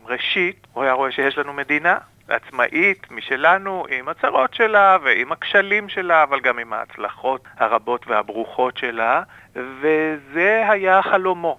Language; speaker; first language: Hebrew; native; Hebrew